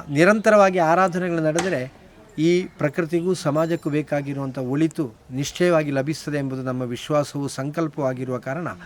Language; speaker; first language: Kannada; native; Kannada